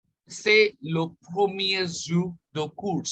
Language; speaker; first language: French; non-native, fluent; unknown